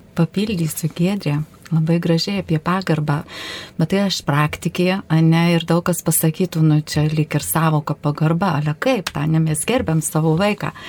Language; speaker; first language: Lithuanian; native; Lithuanian